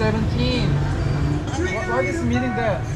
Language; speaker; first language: English; non-native, learner; Korean